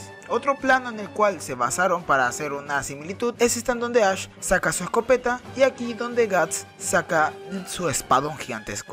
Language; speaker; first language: Spanish; native; Spanish